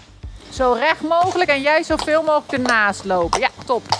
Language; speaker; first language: Dutch; native; Dutch